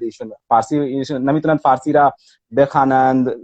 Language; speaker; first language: Persian; non-native, fluent; Hindi